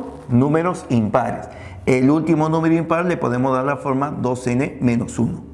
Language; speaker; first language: Spanish; native; Spanish